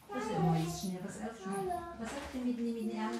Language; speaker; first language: German; native; German